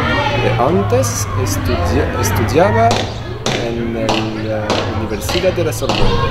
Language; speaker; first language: Spanish; non-native, learner; French